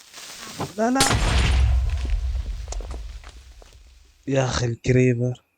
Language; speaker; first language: Arabic; native; Arabic